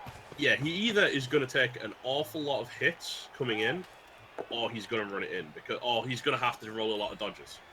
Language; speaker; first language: English; native; English